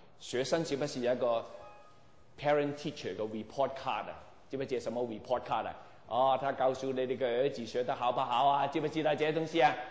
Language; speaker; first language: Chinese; non-native, local second language; Cantonese